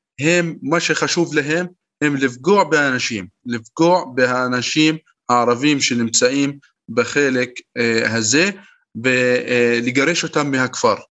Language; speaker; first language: Hebrew; non-native, local second language; Arabic